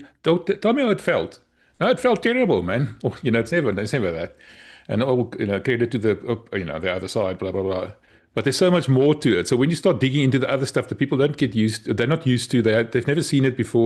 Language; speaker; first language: English; non-native, local second language; Afrikaans